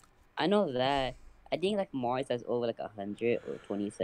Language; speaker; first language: English; native; English